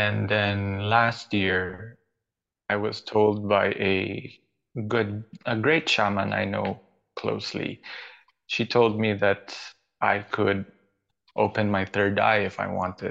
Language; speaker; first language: English; non-native, local second language; Filipino